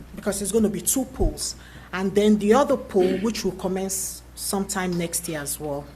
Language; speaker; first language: English; native; English